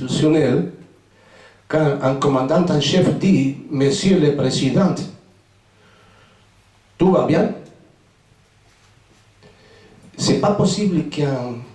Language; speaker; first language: French; non-native, fluent; Spanish